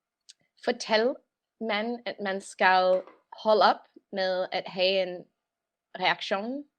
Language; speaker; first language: Danish; non-native, learner; English